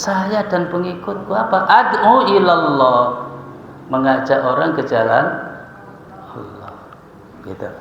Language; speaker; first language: Indonesian; native; Indonesian